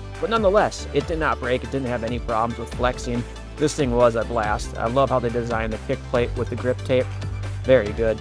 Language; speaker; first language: English; native; English